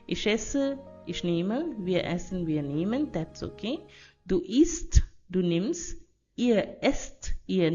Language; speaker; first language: German; non-native, fluent; Hindi